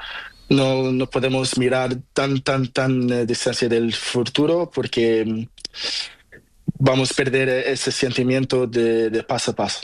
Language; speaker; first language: Spanish; non-native, learner; Portuguese